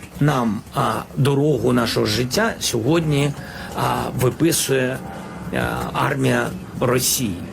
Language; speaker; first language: Ukrainian; non-native, local second language; Russian